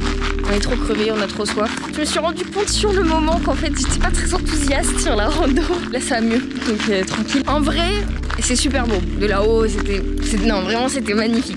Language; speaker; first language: French; native; French